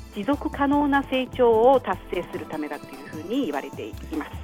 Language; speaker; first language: Japanese; non-native, fluent; Chinese